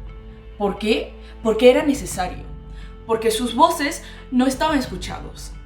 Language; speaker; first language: Spanish; non-native, local second language; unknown